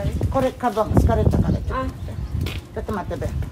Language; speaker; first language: Japanese; non-native, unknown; Filipino